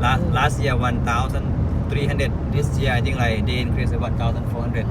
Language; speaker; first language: English; non-native, learner; Thai